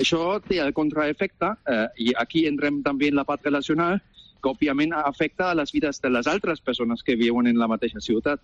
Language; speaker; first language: Catalan; non-native, fluent; German